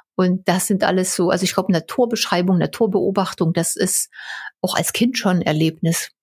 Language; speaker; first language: German; native; German